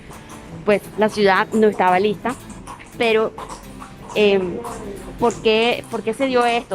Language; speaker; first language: Spanish; native; Spanish